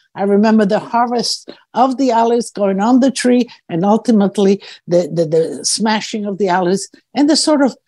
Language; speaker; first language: English; early bilingual, other home language; Croatian